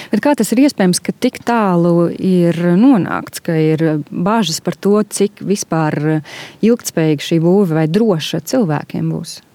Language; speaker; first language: Latvian; native; Latvian